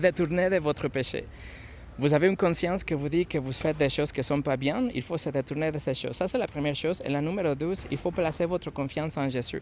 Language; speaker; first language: French; non-native, fluent; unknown